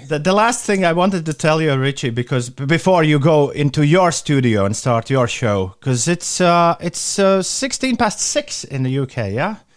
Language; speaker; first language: English; non-native, fluent; Latvian